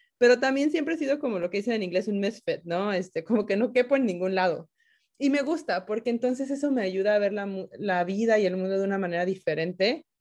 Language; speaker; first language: Spanish; native; Spanish